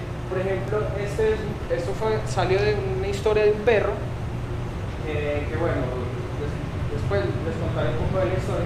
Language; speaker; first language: Spanish; native; Spanish